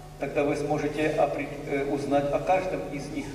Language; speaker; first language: Russian; native; Russian